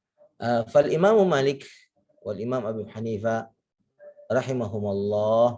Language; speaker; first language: Arabic; non-native, fluent; Indonesian